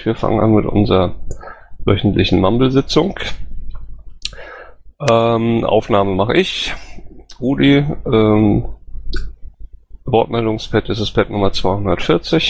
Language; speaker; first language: German; native; German